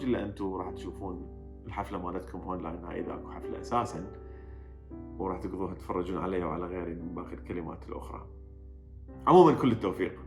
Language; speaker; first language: Arabic; native; Arabic